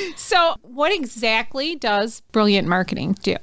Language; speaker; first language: English; native; English